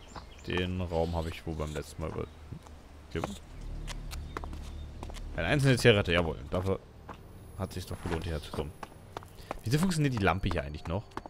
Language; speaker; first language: German; native; German